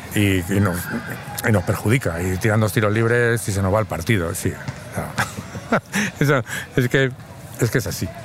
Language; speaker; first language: Spanish; native; Spanish